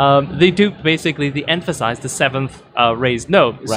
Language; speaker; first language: English; native; English